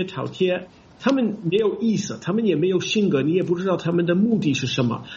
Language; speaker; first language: Chinese; non-native, fluent; English